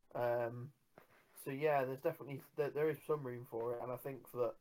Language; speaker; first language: English; native; English